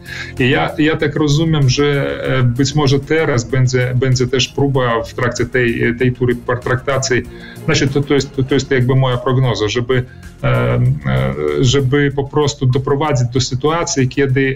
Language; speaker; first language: Polish; early bilingual, heritage; Polish